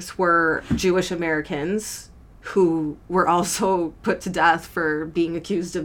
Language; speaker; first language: English; native; English